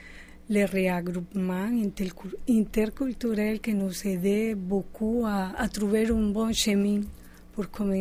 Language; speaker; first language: French; non-native, learner; Spanish